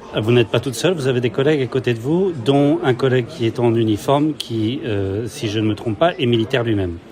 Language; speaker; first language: French; native; French